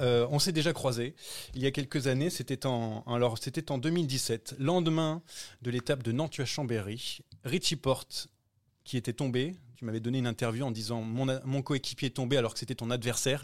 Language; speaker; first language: French; native; French